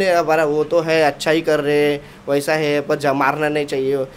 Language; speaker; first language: Hindi; non-native, local second language; Marathi